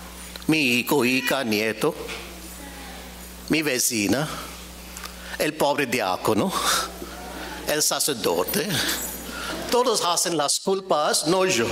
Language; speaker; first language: Spanish; non-native, fluent; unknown